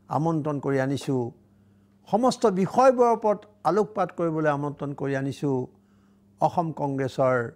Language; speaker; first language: Assamese; native; Assamese